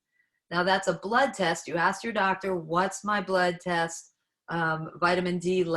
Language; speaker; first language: English; native; English